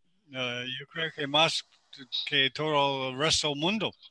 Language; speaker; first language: Spanish; non-native, learner; English